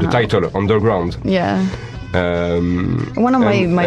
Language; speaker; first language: English; non-native, learner; French